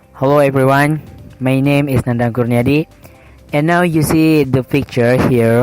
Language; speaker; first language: English; non-native, learner; Indonesian